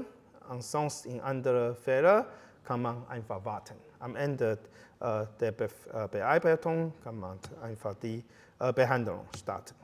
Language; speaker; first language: German; non-native, fluent; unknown